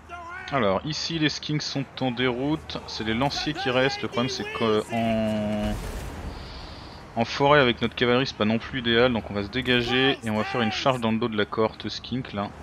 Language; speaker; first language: French; native; French